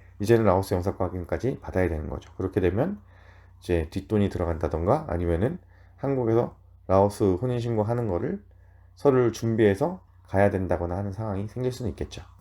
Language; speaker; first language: Korean; native; Korean